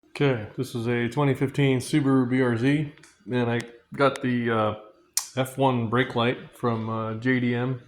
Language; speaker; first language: English; native; English